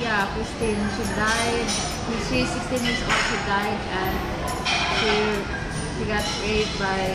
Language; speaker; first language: English; non-native, local second language; Cebuano